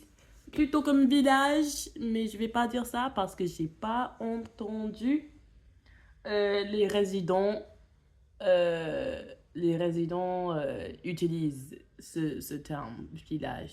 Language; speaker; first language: French; non-native, fluent; English